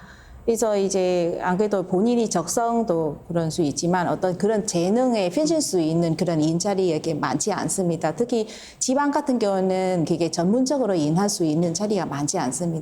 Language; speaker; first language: Korean; non-native, fluent; Vietnamese